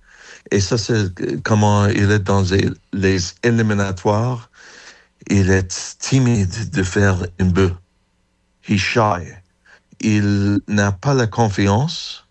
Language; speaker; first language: French; non-native, fluent; English